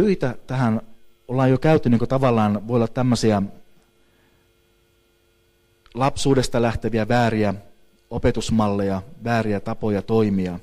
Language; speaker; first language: Finnish; native; Finnish